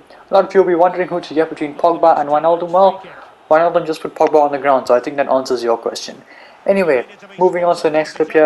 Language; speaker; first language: English; native; English